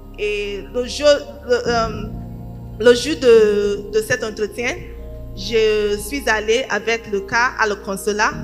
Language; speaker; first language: French; non-native, learner; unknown